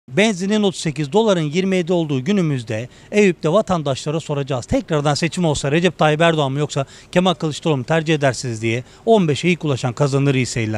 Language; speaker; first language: Turkish; native; Turkish